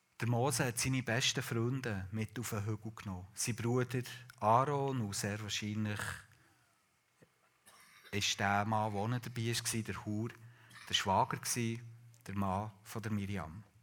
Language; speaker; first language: German; native; German